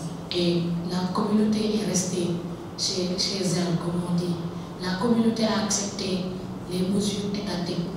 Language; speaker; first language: French; non-native, local second language; Wolof